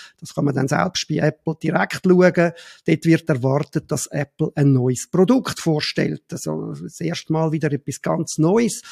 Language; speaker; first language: German; native; German